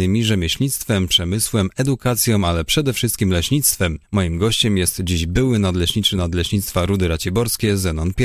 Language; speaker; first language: Polish; native; Polish